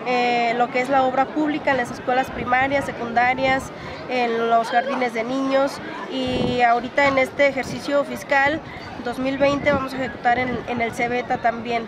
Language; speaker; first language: Spanish; native; Spanish